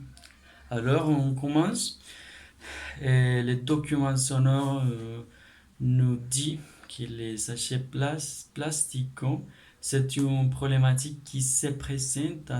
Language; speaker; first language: French; non-native, learner; Spanish